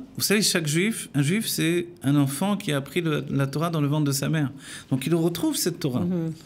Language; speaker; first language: French; native; French